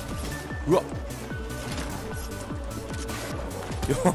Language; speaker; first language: Japanese; native; Japanese